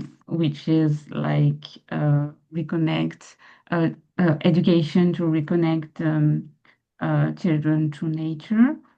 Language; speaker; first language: English; non-native, fluent; French